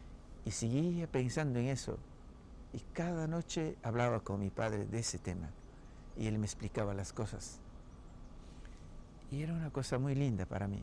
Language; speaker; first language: Spanish; non-native, local second language; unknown